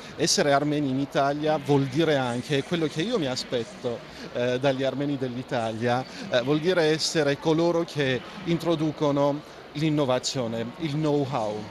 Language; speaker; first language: Italian; non-native, fluent; Armenian